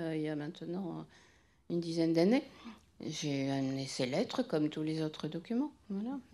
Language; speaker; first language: French; native; French